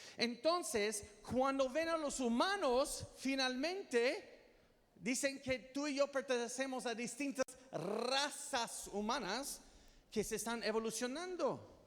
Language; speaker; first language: Spanish; non-native, fluent; English